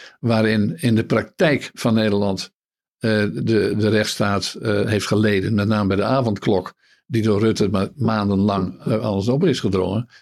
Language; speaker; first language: Dutch; native; Dutch